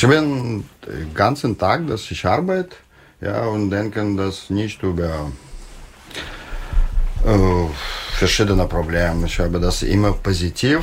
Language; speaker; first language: German; non-native, learner; Russian